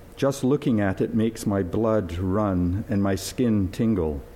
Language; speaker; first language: English; native; English